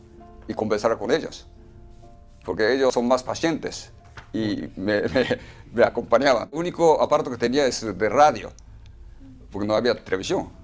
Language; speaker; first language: Spanish; non-native, fluent; Japanese